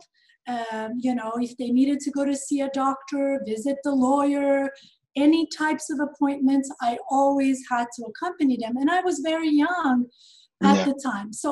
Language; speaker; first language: English; non-native, fluent; Serbian